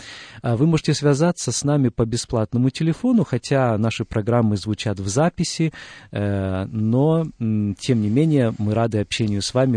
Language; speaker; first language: Russian; native; Russian